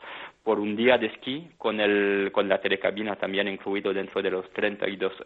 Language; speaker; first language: Spanish; non-native, fluent; French